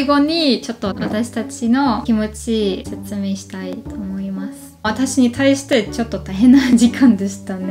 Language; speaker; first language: Japanese; non-native, learner; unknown